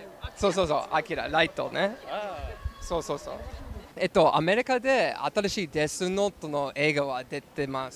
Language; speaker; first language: Japanese; non-native, learner; English